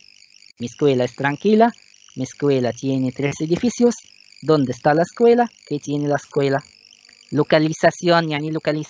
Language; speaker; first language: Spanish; non-native, fluent; Arabic